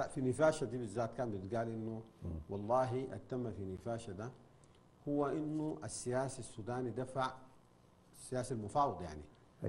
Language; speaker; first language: Arabic; native; Arabic